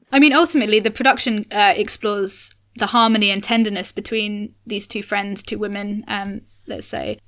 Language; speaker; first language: English; native; English